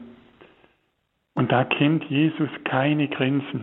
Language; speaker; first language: German; native; German